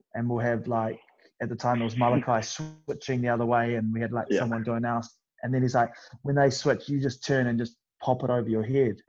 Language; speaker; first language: English; native; English